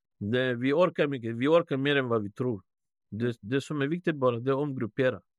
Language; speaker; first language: Swedish; early bilingual, other home language; Spanish